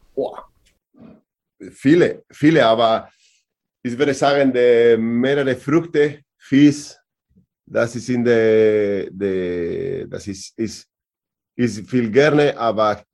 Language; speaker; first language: German; non-native, learner; Spanish